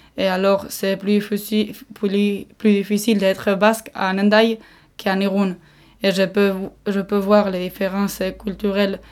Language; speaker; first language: French; non-native, local second language; Basque